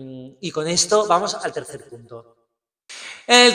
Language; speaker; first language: Spanish; native; Spanish